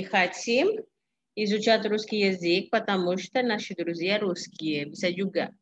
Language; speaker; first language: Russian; non-native, fluent; Indonesian